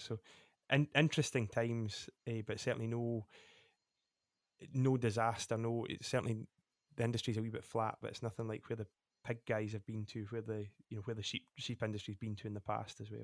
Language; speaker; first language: English; native; English